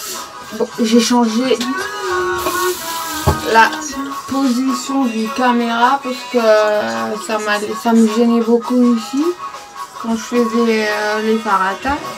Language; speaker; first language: French; non-native, local second language; Morisyen